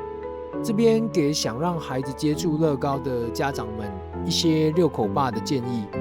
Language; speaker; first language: Chinese; native; Chinese